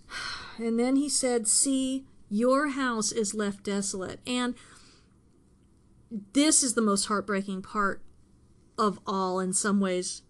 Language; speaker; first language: English; native; English